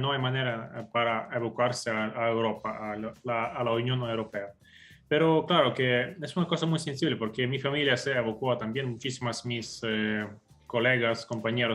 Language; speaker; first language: Spanish; non-native, fluent; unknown